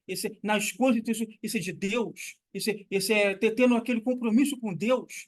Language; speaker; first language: Portuguese; native; Portuguese